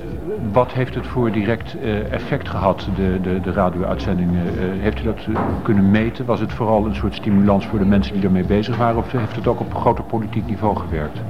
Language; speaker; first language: Dutch; native; Dutch